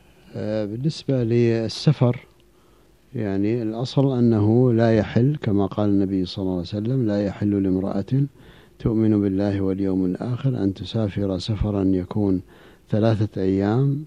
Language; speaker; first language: Arabic; native; Arabic